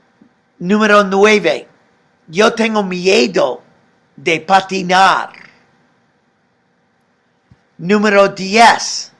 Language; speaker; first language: Spanish; non-native, fluent; English